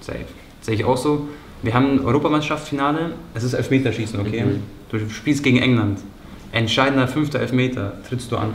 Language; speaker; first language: German; native; German